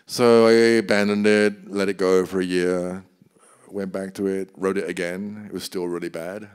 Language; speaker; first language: English; native; English